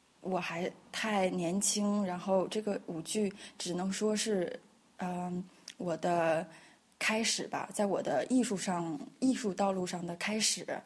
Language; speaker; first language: Chinese; native; Chinese